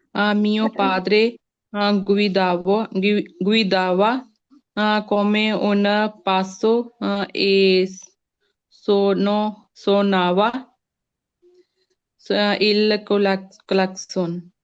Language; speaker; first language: Italian; non-native, learner; Punjabi